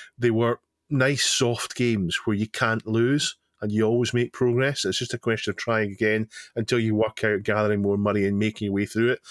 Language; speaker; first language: English; native; English